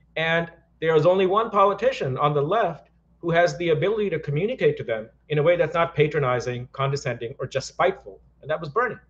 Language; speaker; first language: English; non-native, local second language; Hindi